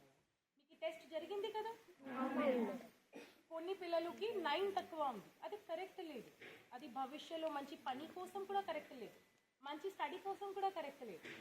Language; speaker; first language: Telugu; non-native, learner; Hindi